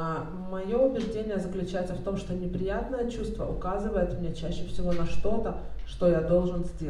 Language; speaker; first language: Russian; native; Russian